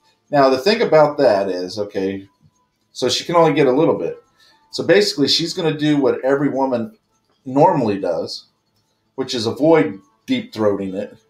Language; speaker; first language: English; native; English